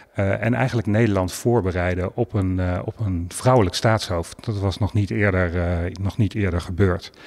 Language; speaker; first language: Dutch; native; Dutch